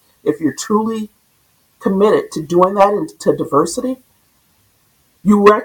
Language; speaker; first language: English; native; English